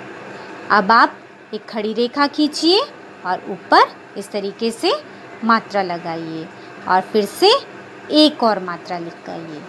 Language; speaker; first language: Hindi; native; Hindi